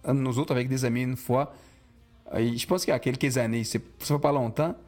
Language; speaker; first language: French; non-native, fluent; Portuguese